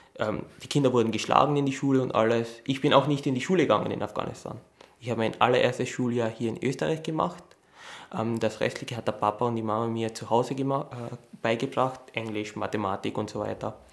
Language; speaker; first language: German; early bilingual, other home language; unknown